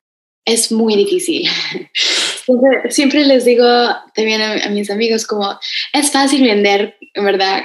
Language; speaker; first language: Spanish; early bilingual, heritage; Spanish